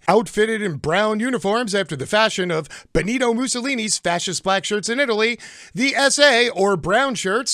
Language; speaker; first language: English; native; English